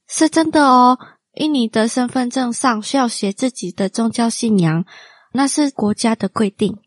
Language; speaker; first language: Chinese; non-native, fluent; Min Nan Chinese